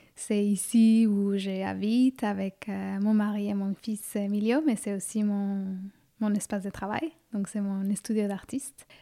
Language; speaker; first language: French; non-native, fluent; Spanish